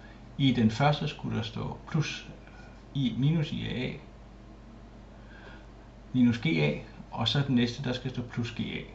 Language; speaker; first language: Danish; native; Danish